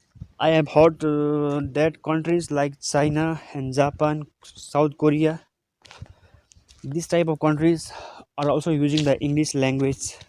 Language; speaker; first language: English; non-native, local second language; Nepali